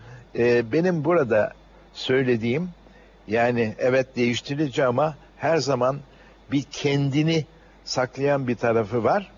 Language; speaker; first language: Turkish; native; Turkish